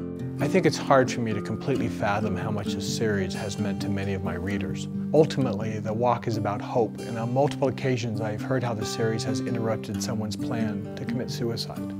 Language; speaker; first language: English; native; English